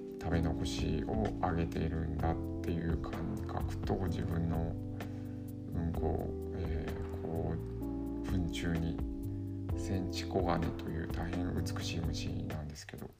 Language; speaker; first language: Japanese; native; Japanese